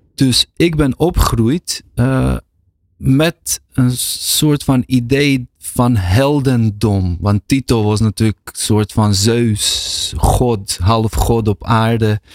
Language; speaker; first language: Dutch; native; Dutch